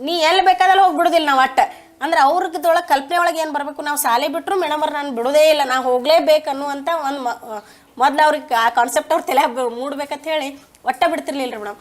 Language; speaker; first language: Kannada; native; Kannada